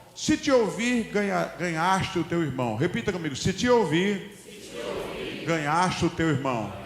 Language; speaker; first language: Portuguese; native; Portuguese